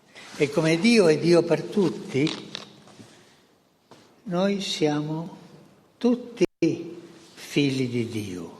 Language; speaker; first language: Italian; non-native, local second language; Spanish